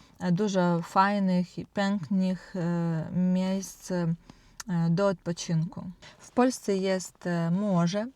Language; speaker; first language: Polish; non-native, learner; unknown